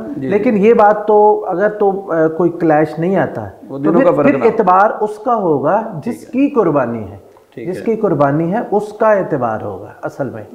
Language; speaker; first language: Urdu; non-native, local second language; Punjabi